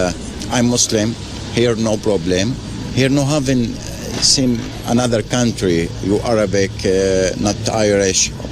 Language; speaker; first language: English; non-native, learner; Arabic